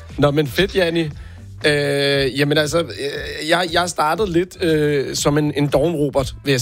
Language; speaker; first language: Danish; native; Danish